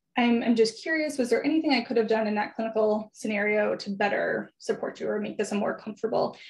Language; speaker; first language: English; native; English